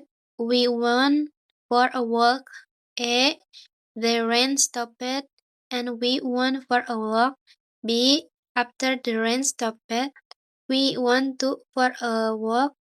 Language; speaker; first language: English; non-native, learner; Indonesian